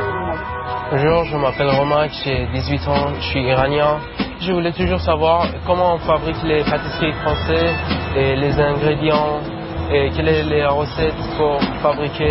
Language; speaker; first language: French; non-native, learner; Persian